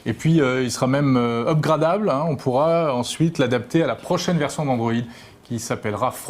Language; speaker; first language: French; native; French